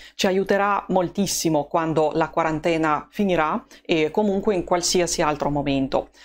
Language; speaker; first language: Italian; non-native, fluent; Russian